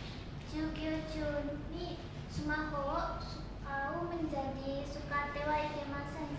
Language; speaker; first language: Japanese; non-native, learner; Indonesian